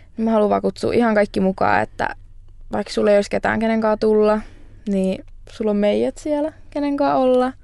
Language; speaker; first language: Finnish; native; Finnish